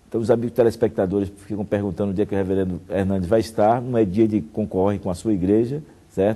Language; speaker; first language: Portuguese; native; Portuguese